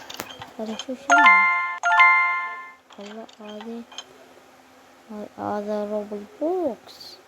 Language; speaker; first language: Arabic; native; Arabic